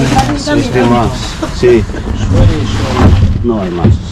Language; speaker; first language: Spanish; non-native, learner; Filipino